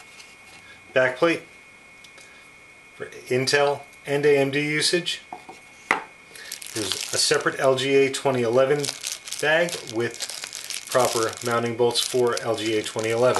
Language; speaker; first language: English; native; English